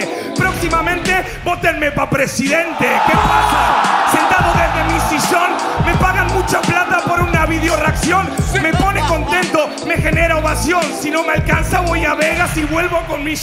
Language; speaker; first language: Spanish; native; Spanish